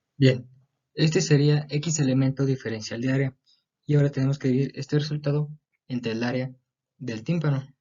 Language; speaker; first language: Spanish; native; Spanish